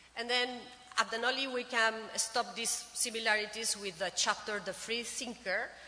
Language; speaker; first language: English; non-native, fluent; Spanish